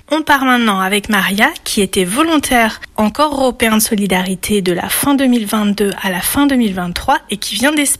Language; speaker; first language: French; native; French